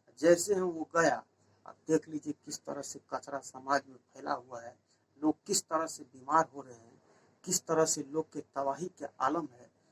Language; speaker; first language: Hindi; native; Hindi